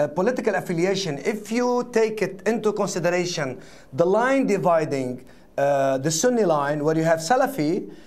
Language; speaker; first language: English; non-native, fluent; Arabic